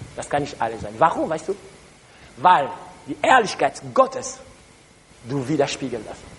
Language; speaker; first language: German; non-native, learner; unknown